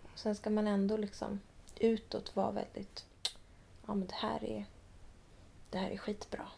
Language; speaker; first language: Swedish; native; Swedish